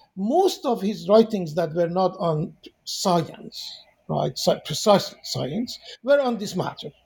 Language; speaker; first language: English; non-native, fluent; Persian